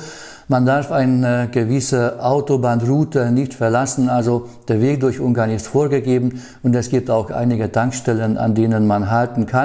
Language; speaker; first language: German; native; German